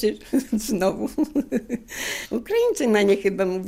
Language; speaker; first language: Polish; native; Polish